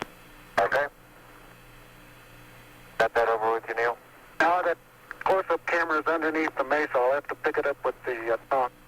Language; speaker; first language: English; native; English